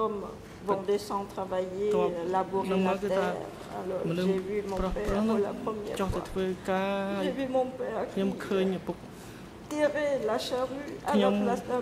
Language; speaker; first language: French; non-native, local second language; Khmer